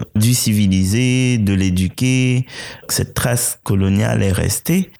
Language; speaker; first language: French; non-native, local second language; Haitian Creole